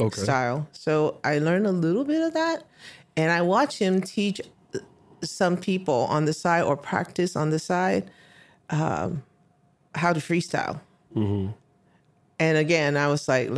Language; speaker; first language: English; non-native, local second language; Cantonese